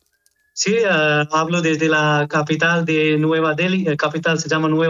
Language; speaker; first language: Spanish; non-native, learner; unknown